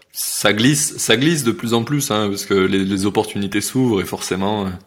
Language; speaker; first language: French; native; French